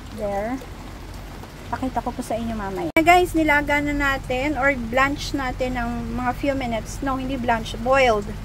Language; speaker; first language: Filipino; non-native, local second language; Hiligaynon